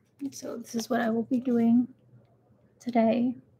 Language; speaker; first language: English; early bilingual, other home language; Spanish